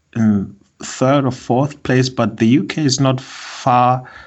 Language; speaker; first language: English; non-native, fluent; German